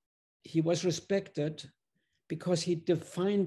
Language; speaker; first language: English; non-native, fluent; German